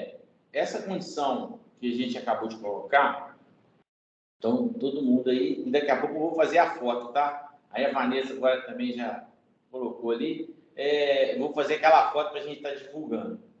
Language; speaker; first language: Portuguese; native; Portuguese